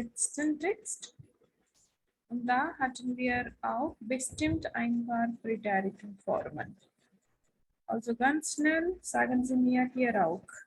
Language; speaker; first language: German; non-native, fluent; Hindi